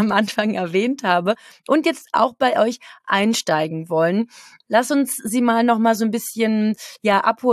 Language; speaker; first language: German; native; German